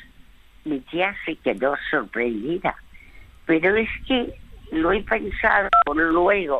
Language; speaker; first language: Spanish; early bilingual, other home language; French